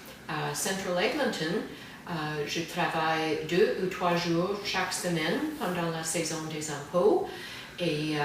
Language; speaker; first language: French; non-native, fluent; English